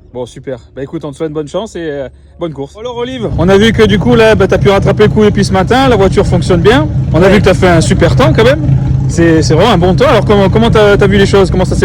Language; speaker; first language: French; native; French